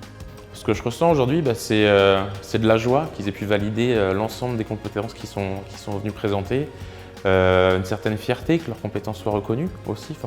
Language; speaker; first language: French; native; French